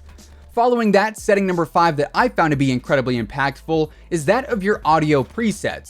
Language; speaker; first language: English; native; English